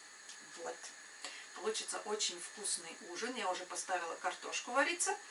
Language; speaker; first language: Russian; non-native, local second language; Latvian